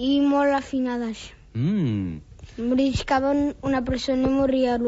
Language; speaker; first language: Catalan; non-native, learner; Portuguese